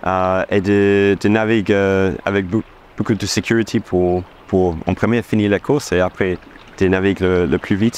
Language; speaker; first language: French; non-native, fluent; English